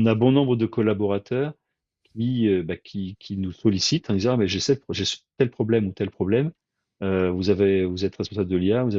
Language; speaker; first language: French; native; French